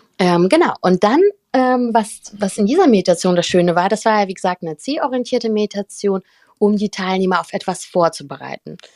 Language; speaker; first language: German; early bilingual, other home language; Russian